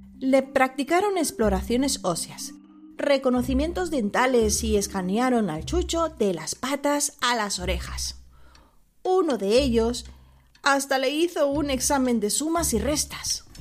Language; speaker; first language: Spanish; native; Spanish